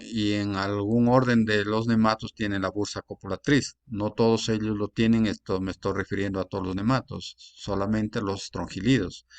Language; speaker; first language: Spanish; native; Spanish